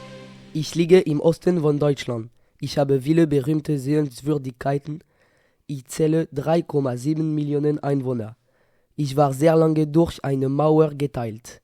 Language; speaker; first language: German; non-native, learner; French